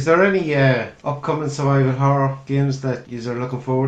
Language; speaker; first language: English; native; English